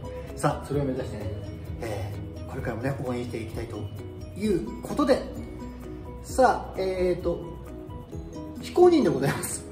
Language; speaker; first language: Japanese; native; Japanese